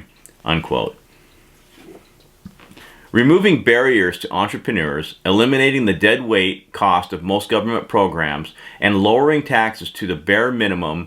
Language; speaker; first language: English; native; English